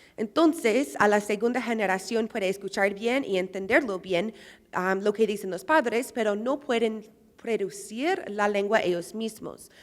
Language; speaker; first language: Spanish; non-native, fluent; English